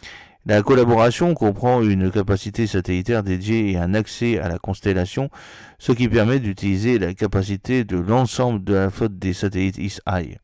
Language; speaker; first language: French; native; French